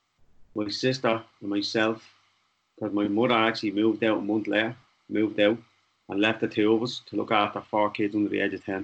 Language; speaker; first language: English; native; English